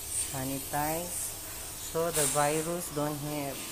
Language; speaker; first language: English; non-native, learner; Filipino